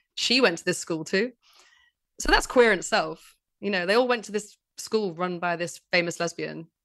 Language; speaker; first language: English; native; English